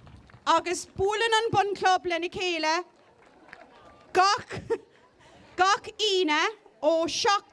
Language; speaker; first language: Irish; native; Irish